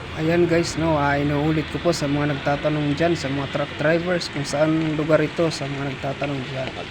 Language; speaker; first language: Filipino; non-native, local second language; Waray